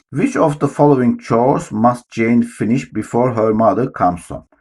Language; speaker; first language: English; non-native, fluent; Turkish